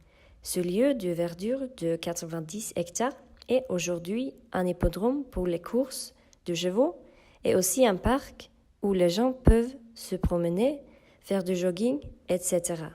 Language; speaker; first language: French; non-native, learner; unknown